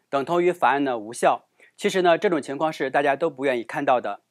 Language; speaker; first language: Chinese; native; Chinese